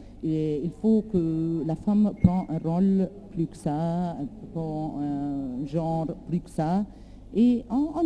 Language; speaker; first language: French; non-native, learner; Arabic